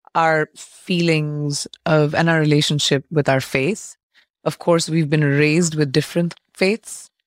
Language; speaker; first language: English; non-native, local second language; Hindi